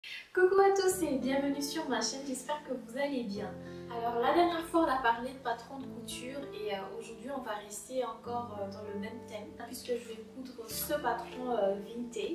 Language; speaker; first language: French; native; French